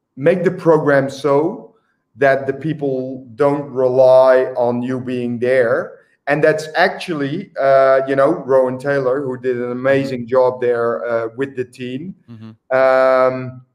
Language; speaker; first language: English; non-native, fluent; Dutch